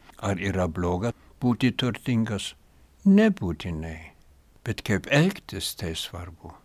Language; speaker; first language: Lithuanian; non-native, fluent; German